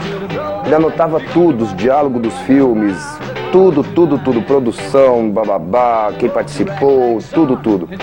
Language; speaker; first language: Portuguese; native; Portuguese